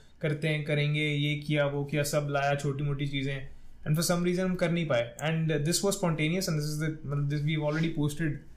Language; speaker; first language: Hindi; non-native, local second language; Punjabi